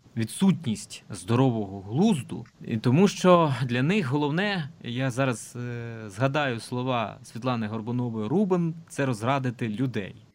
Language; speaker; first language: Ukrainian; non-native, local second language; Russian